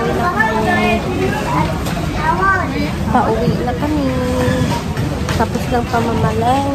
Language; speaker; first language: Filipino; native; Filipino